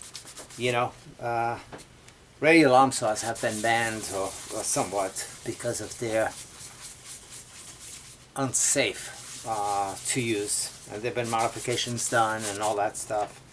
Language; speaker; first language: English; native; English